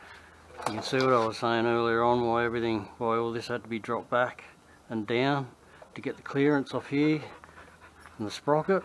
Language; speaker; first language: English; native; English